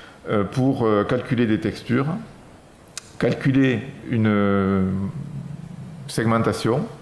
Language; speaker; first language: French; native; French